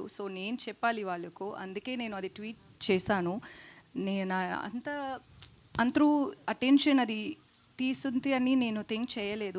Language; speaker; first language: Telugu; non-native, local second language; Tamil